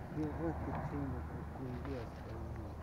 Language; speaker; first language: Russian; native; Russian